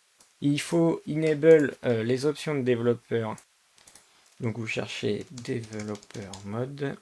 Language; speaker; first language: French; native; French